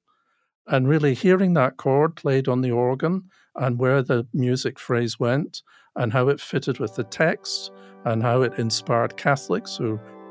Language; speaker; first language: English; native; English